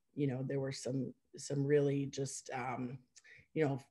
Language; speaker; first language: English; native; English